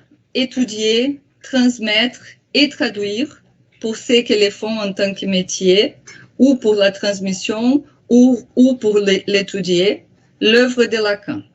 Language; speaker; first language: French; non-native, fluent; Portuguese